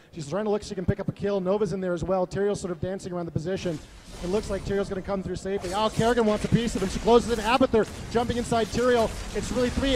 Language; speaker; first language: English; native; English